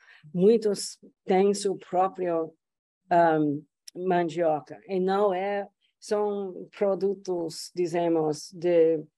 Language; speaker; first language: Portuguese; non-native, fluent; English